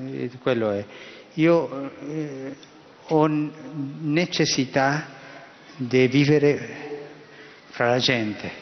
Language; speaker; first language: Italian; non-native, fluent; Spanish